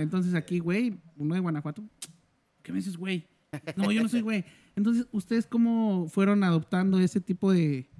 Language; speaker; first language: Spanish; native; Spanish